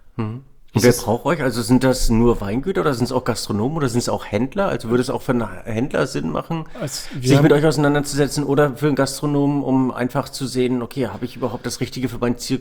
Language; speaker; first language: German; native; German